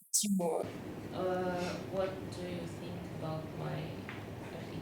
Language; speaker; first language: English; non-native, learner; Russian